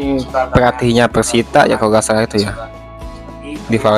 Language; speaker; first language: Indonesian; native; Indonesian